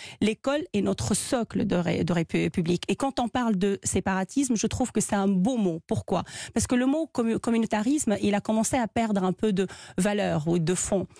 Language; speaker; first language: French; non-native, local second language; Arabic